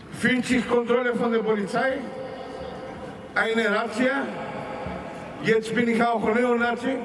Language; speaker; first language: German; non-native, fluent; Greek